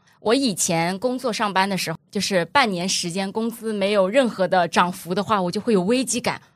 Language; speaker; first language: Chinese; native; Chinese